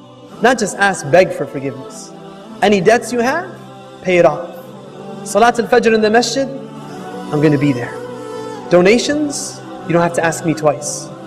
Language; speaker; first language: English; native; English